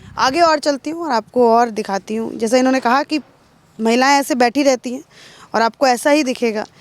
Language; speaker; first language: Hindi; native; Hindi